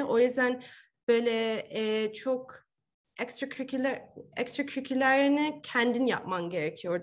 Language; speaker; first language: Turkish; early bilingual, heritage; Turkish